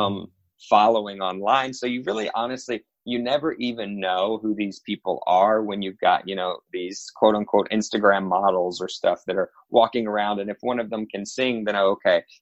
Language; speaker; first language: English; native; English